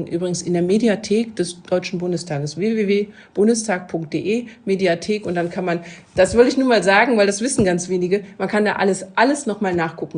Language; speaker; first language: German; native; German